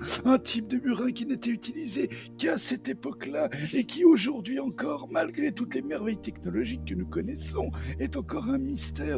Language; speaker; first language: French; native; French